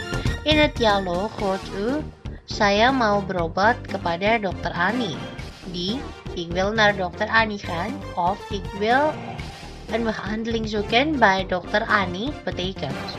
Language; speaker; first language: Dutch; non-native, fluent; Indonesian